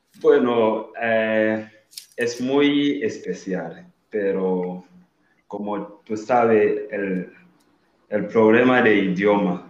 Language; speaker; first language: Spanish; non-native, learner; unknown